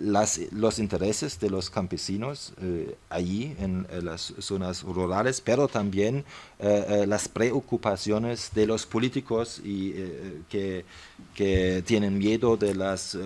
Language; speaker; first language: Spanish; non-native, fluent; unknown